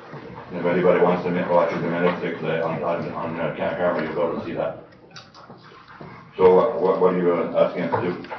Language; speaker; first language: English; native; English